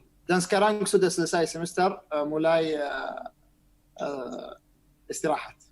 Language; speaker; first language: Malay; non-native, learner; Arabic